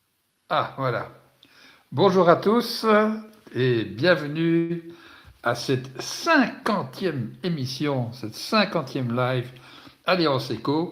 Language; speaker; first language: French; native; French